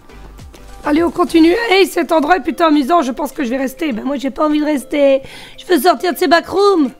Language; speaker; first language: French; native; French